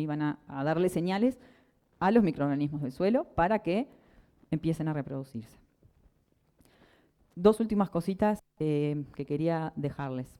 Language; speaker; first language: Spanish; native; Spanish